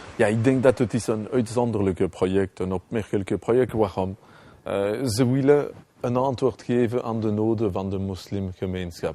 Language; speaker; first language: Dutch; non-native, local second language; French